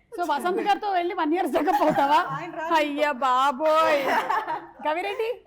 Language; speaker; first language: Telugu; non-native, local second language; Malayalam